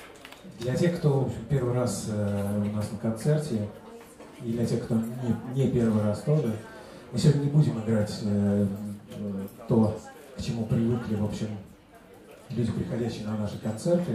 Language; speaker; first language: Russian; native; Russian